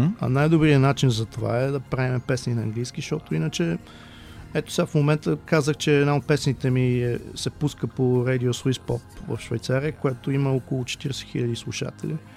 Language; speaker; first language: Bulgarian; early bilingual, heritage; Bulgarian